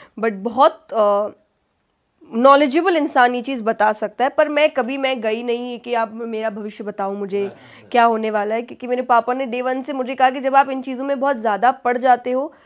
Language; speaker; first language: Hindi; native; Hindi